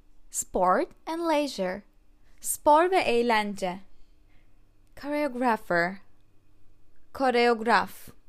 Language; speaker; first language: English; non-native, fluent; Turkish